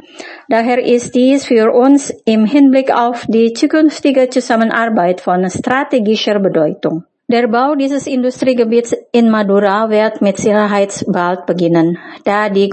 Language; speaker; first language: German; non-native, fluent; Indonesian